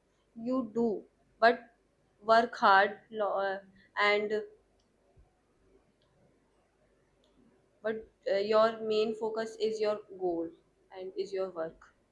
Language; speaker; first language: English; non-native, learner; Hindi